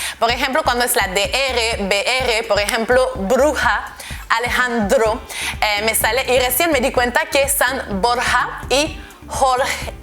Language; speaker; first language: Spanish; non-native, fluent; French